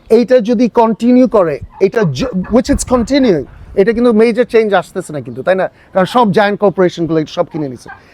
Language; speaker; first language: Bangla; early bilingual, heritage; Bangla